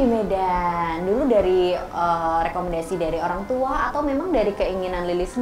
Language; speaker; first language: Indonesian; native; Indonesian